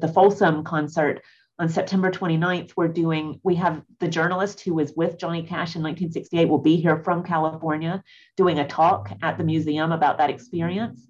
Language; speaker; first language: English; native; English